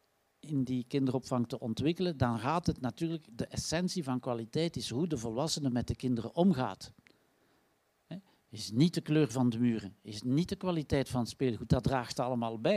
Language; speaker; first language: Dutch; native; Dutch